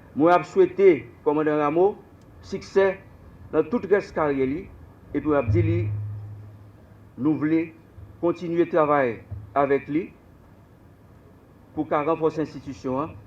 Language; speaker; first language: French; non-native, local second language; Haitian Creole